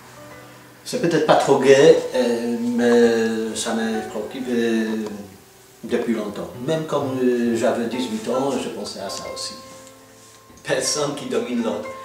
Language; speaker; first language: French; non-native, fluent; Polish